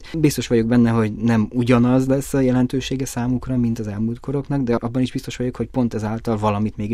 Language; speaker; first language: Hungarian; native; Hungarian